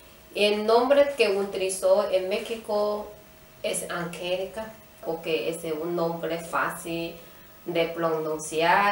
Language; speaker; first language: Spanish; non-native, learner; Chinese